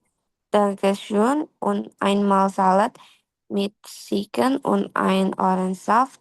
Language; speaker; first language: German; non-native, learner; Indonesian